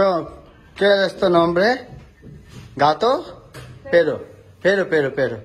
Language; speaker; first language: Spanish; non-native, learner; Telugu